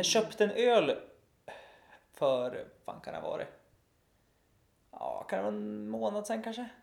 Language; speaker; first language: Swedish; native; Swedish